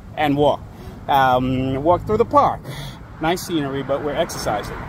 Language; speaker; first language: English; native; English